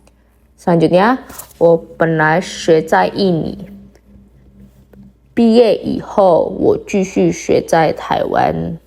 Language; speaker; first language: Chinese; non-native, fluent; Indonesian